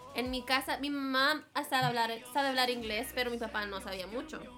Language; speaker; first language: Spanish; early bilingual, heritage; Spanish